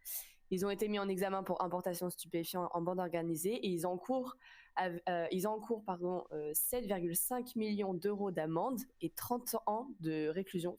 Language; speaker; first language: French; native; French